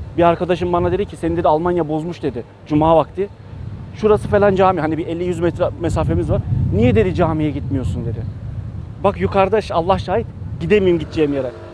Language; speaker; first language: Turkish; early bilingual, heritage; Turkish